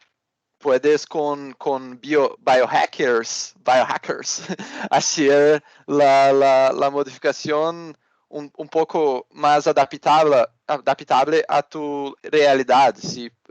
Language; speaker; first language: Spanish; non-native, learner; Portuguese